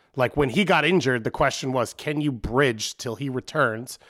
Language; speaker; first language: English; native; English